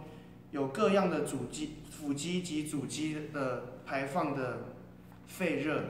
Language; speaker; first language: Chinese; native; Chinese